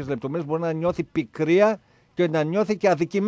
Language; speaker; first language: Greek; native; Greek